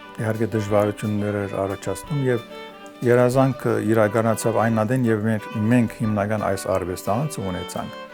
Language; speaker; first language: Armenian; early bilingual, heritage; Armenian